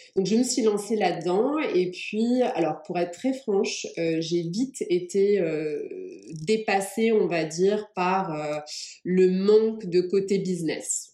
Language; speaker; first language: French; early bilingual, other home language; English